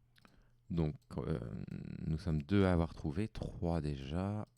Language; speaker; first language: French; native; French